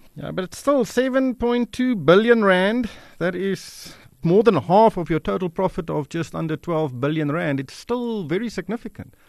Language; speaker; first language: English; non-native, local second language; Afrikaans